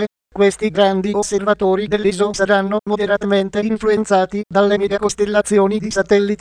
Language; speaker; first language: Italian; native; Italian